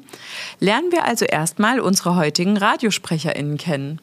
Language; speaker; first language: German; native; German